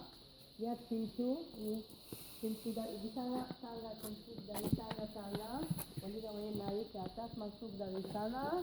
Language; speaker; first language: Indonesian; non-native, fluent; Hebrew